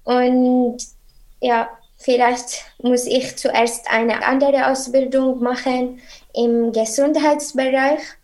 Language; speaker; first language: German; non-native, learner; Arabic